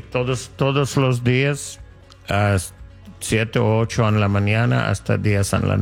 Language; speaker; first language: Spanish; non-native, fluent; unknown